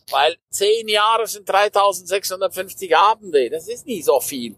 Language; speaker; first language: German; non-native, local second language; Romansh